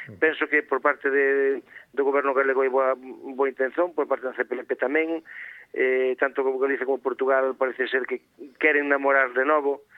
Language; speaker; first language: Galician; native; Galician